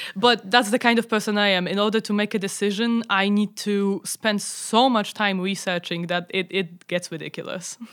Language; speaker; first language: English; non-native, fluent; Polish